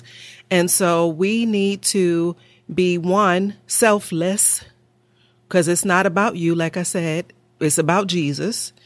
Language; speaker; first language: English; native; English